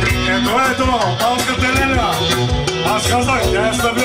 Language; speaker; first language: Bulgarian; non-native, local second language; Turkish